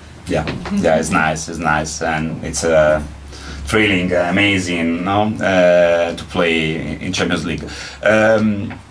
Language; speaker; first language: English; non-native, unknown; Italian